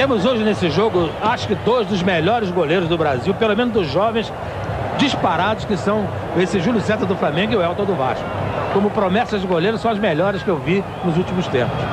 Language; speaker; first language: Portuguese; native; Portuguese